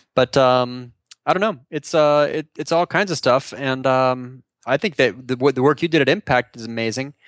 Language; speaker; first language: English; native; English